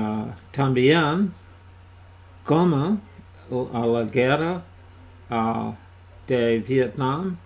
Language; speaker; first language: Spanish; non-native, learner; English